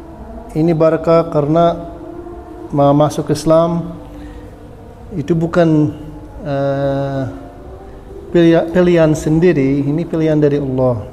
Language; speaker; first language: Indonesian; non-native, fluent; English